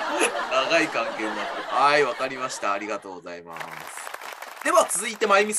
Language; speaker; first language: Japanese; native; Japanese